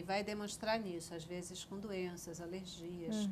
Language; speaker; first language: Portuguese; native; Portuguese